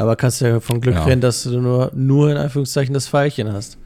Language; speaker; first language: German; native; German